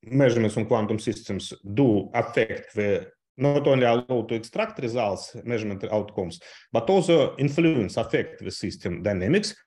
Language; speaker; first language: English; non-native, fluent; Russian